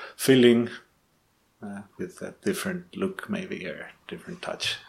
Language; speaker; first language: English; non-native, learner; Spanish